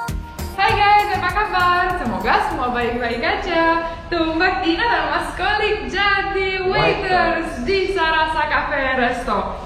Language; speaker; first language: Indonesian; non-native, fluent; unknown